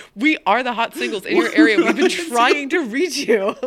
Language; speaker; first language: English; early bilingual, other home language; Italian